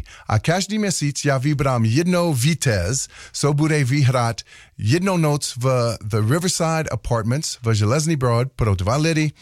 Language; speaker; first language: Czech; non-native, learner; English